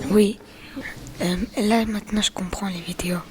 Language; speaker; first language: French; non-native, learner; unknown